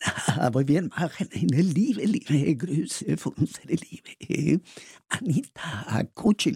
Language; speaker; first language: German; non-native, learner; Spanish